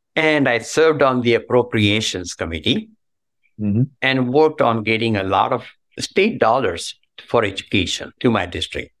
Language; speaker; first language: English; non-native, local second language; Marathi